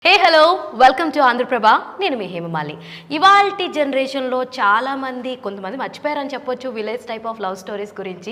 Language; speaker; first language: Telugu; native; Telugu